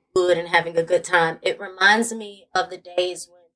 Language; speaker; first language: English; native; English